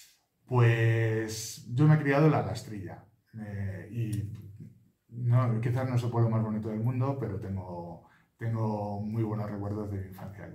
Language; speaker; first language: Spanish; native; Spanish